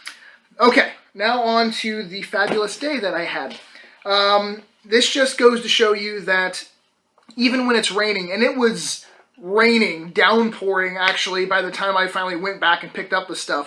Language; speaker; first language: English; native; English